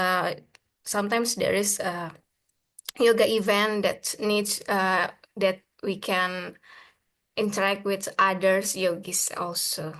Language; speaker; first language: English; non-native, learner; Indonesian